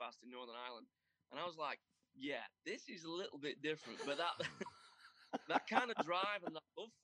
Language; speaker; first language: English; native; English